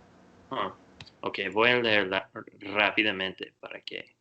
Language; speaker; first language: Spanish; non-native, learner; English